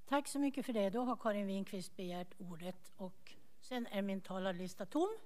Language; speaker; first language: Swedish; native; Swedish